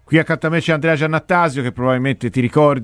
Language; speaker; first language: Italian; native; Italian